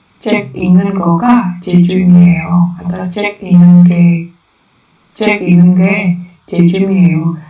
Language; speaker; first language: Korean; non-native, learner; Indonesian